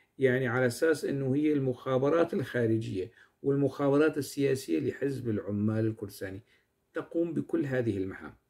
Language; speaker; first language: Arabic; non-native, local second language; Kurdish